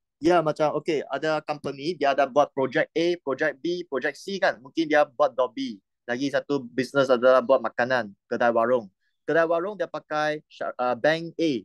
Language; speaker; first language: Malay; non-native, local second language; Chinese